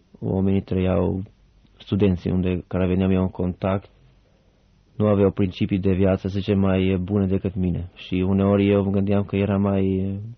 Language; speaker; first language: Romanian; non-native, fluent; Albanian